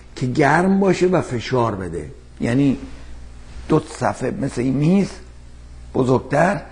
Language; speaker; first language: Persian; native; Persian